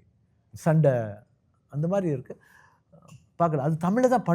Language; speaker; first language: Tamil; non-native, local second language; Kannada